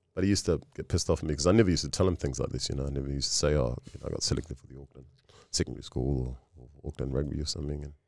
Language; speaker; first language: English; early bilingual, other home language; Tongan